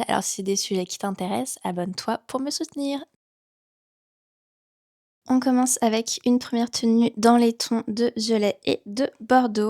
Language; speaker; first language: French; native; French